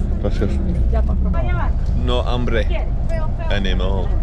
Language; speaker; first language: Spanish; non-native, learner; English